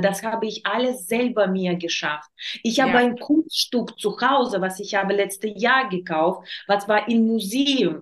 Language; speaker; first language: German; non-native, learner; Russian